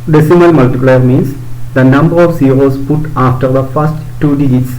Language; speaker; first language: English; non-native, local second language; Malayalam